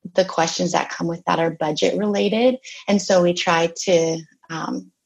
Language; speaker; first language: English; native; English